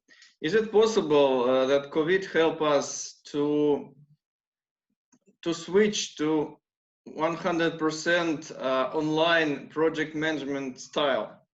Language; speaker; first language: English; non-native, learner; Russian